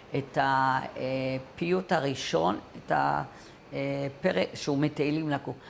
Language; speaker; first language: Hebrew; early bilingual, other home language; French